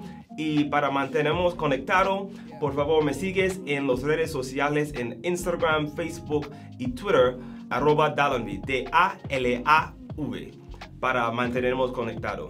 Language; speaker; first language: Spanish; non-native, learner; English